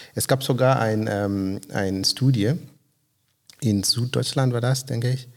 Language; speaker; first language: German; non-native, fluent; Swahili